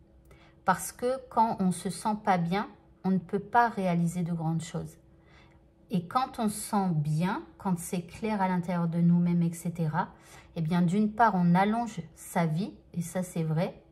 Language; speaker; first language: French; native; French